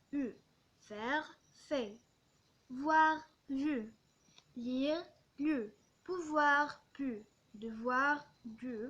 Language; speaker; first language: French; non-native, local second language; Arabic